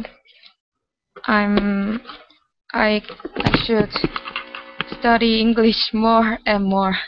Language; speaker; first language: English; non-native, learner; Korean